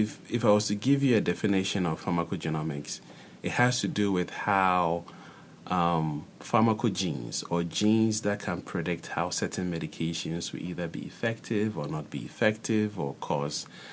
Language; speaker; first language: English; non-native, local second language; Akan